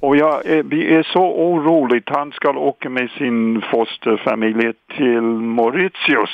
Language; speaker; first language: Swedish; non-native, fluent; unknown